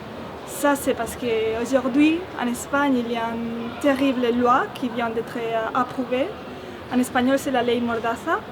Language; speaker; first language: French; non-native, fluent; Spanish